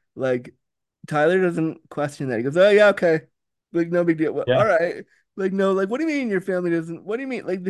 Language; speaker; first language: English; native; English